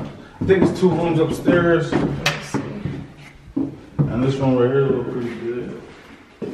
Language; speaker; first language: English; native; English